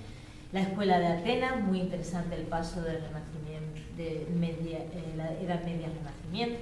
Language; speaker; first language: Spanish; native; Spanish